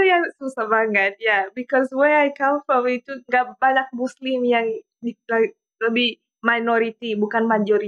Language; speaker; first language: Indonesian; non-native, learner; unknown